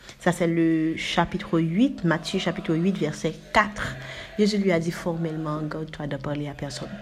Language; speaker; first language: French; non-native, local second language; Haitian Creole